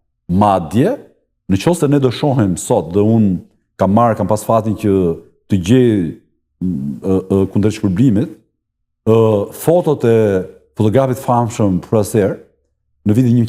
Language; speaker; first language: Albanian; native; Albanian